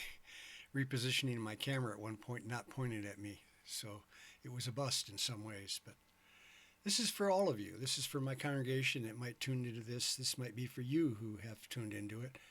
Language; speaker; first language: English; native; English